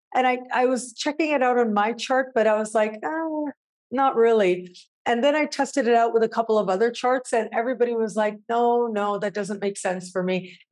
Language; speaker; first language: English; native; English